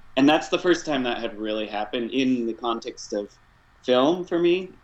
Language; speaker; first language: English; native; English